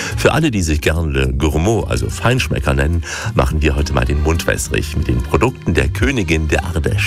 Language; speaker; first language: German; native; German